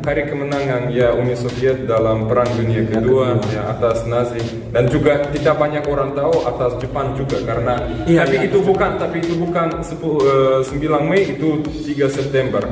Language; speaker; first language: Indonesian; non-native, fluent; Russian